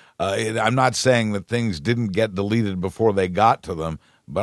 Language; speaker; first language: English; native; English